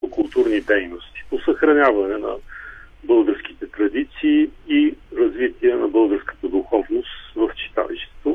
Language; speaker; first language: Bulgarian; native; Bulgarian